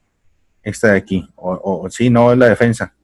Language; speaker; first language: Spanish; native; Spanish